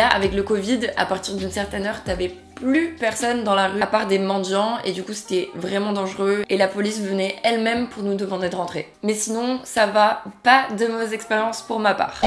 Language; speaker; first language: French; native; French